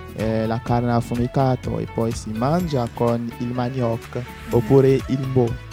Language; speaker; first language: Italian; non-native, fluent; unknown